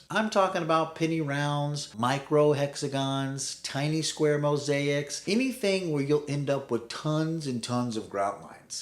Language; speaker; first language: English; native; English